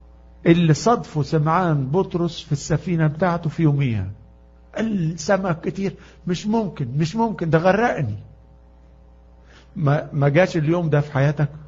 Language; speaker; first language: Arabic; native; Arabic